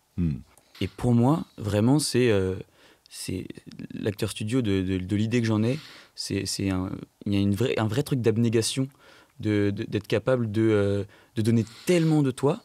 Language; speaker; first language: French; native; French